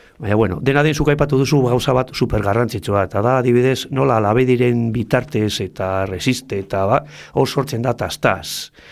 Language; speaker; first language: Basque; non-native, local second language; Spanish